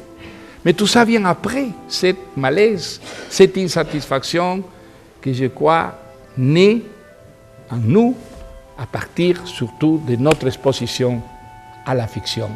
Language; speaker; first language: French; non-native, fluent; Spanish